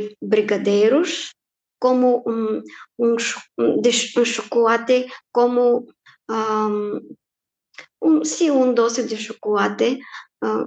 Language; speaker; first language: Portuguese; non-native, fluent; Bulgarian